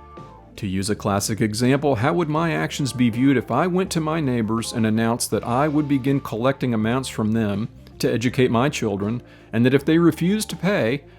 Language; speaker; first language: English; native; English